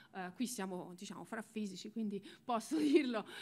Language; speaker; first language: Italian; native; Italian